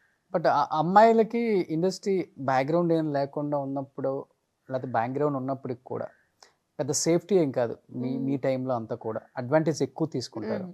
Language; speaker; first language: Telugu; native; Telugu